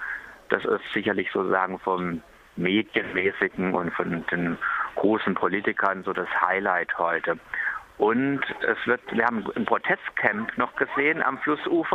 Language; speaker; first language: German; native; German